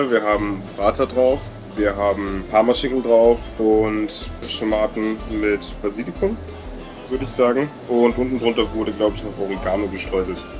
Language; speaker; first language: German; native; German